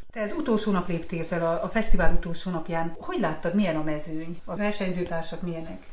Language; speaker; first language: Hungarian; native; Hungarian